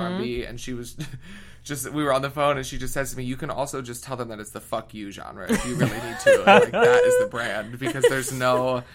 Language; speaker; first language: English; native; English